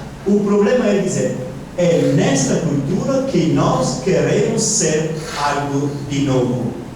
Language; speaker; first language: Portuguese; non-native, fluent; Italian